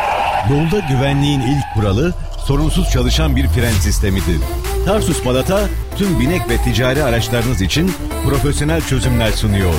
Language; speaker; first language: Turkish; native; Turkish